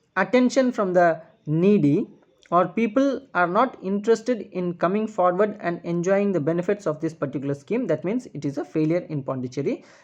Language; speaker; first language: English; non-native, local second language; Tamil